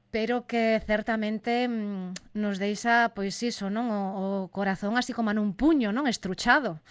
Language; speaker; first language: Galician; native; Galician